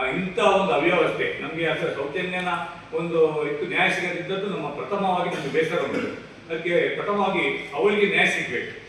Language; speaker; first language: Kannada; native; Kannada